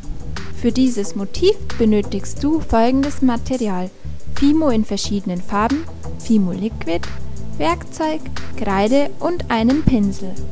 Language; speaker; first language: German; native; German